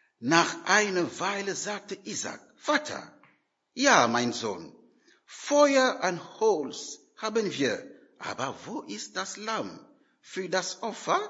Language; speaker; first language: German; non-native, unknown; French